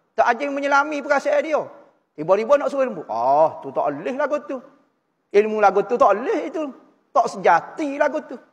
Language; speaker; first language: Malay; native; Malay